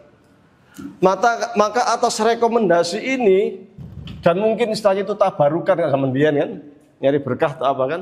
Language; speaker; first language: Indonesian; native; Indonesian